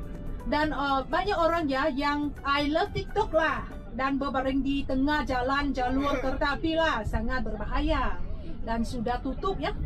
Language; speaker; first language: Indonesian; non-native, fluent; Vietnamese